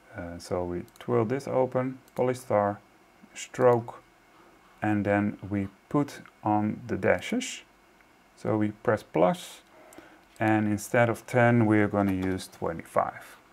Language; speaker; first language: English; non-native, fluent; Dutch